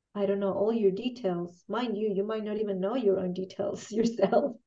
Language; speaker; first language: English; non-native, fluent; Spanish